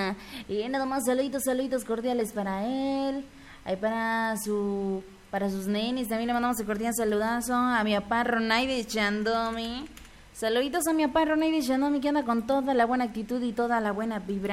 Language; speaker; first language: Spanish; native; Spanish